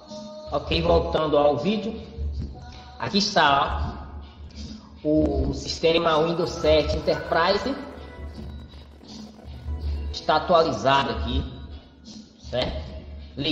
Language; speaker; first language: Portuguese; native; Portuguese